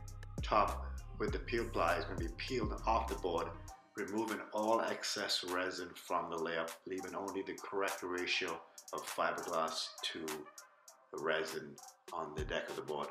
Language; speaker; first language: English; native; English